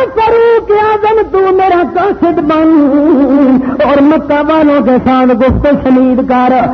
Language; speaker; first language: Urdu; non-native, local second language; Punjabi